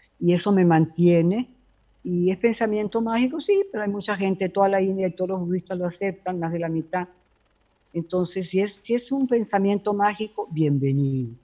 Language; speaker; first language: Spanish; native; Spanish